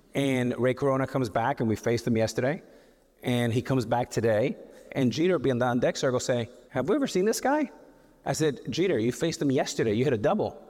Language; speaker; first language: English; native; English